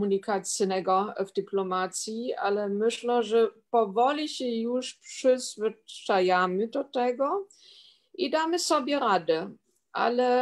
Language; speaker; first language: Polish; non-native, fluent; German